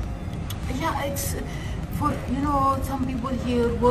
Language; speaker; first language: English; non-native, learner; Arabic